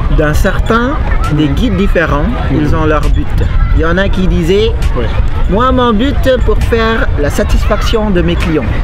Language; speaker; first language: French; non-native, fluent; Balinese